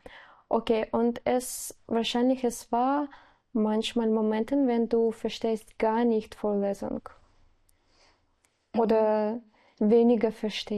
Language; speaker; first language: German; non-native, learner; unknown